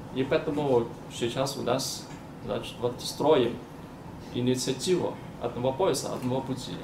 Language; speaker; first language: Russian; non-native, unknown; Chinese